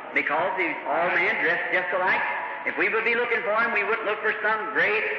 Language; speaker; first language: English; native; English